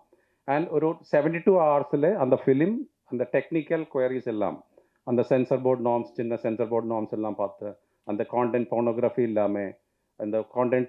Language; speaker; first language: Tamil; non-native, local second language; Malayalam